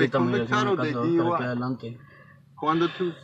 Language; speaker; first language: Spanish; non-native, learner; English